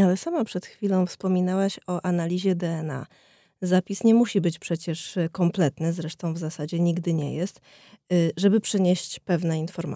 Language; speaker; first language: Polish; native; Polish